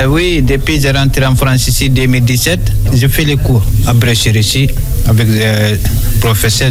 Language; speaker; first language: French; non-native, learner; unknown